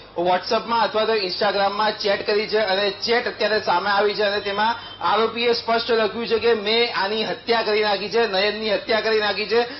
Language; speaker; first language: Gujarati; native; Gujarati